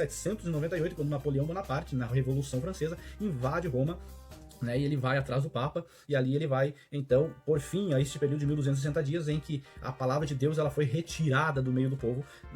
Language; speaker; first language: Portuguese; native; Portuguese